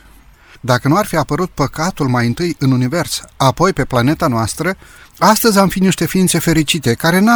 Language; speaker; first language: Romanian; native; Romanian